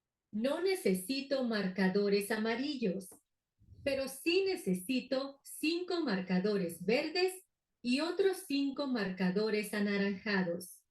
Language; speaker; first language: Spanish; non-native, learner; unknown